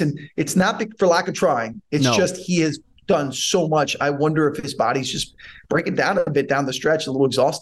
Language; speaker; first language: English; native; English